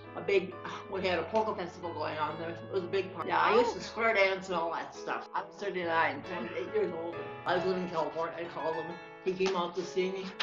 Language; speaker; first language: English; native; English